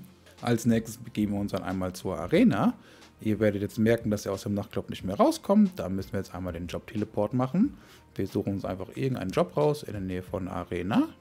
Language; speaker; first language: German; native; German